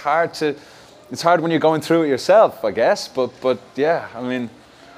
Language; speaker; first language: English; native; English